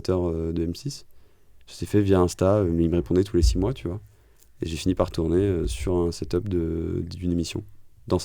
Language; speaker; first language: French; native; French